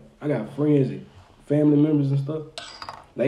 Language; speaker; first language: English; native; English